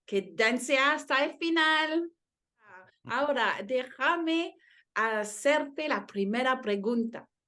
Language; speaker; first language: Spanish; non-native, learner; French